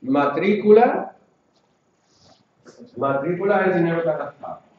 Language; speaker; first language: Spanish; native; Spanish